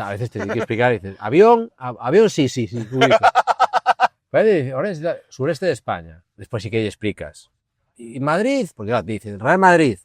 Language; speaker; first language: Spanish; non-native, local second language; Galician